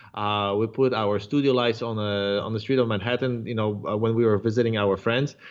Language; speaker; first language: English; non-native, fluent; Polish